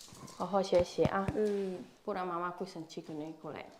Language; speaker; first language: Chinese; non-native, learner; Indonesian